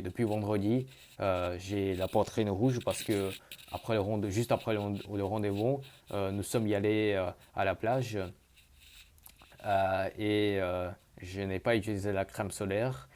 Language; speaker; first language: French; early bilingual, other home language; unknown